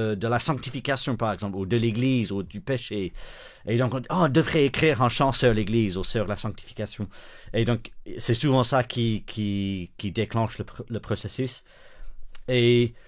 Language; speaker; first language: French; non-native, fluent; English